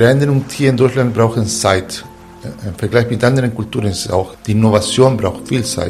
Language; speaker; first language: German; non-native, fluent; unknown